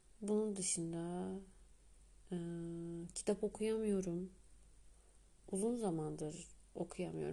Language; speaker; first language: Turkish; native; Turkish